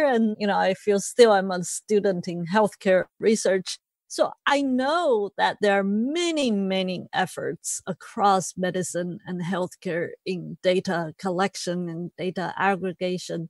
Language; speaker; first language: English; non-native, fluent; Chinese